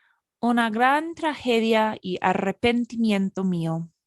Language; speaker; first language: Spanish; non-native, fluent; English